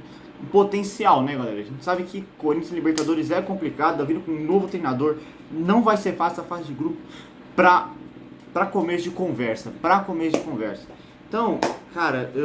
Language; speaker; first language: Portuguese; native; Portuguese